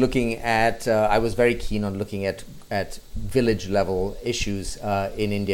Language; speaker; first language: English; non-native, local second language; Hindi